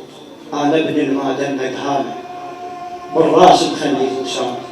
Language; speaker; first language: Arabic; native; Arabic